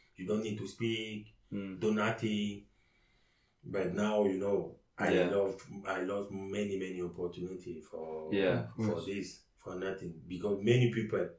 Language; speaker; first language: English; non-native, learner; French